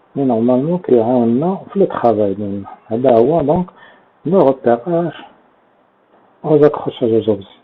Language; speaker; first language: French; non-native, local second language; Arabic